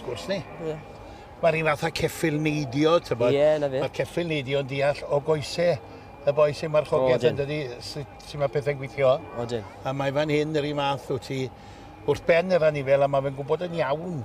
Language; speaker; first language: Welsh; native; Welsh